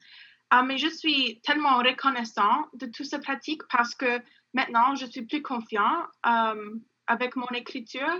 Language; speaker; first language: French; non-native, local second language; English